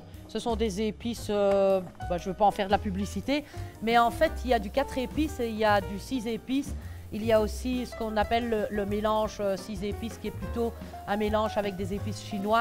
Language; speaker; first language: French; native; French